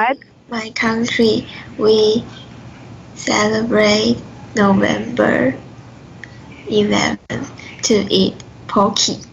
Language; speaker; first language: English; non-native, learner; Chinese